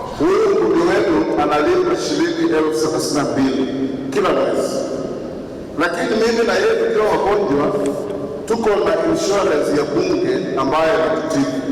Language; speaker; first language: Swahili; non-native, local second language; Luyia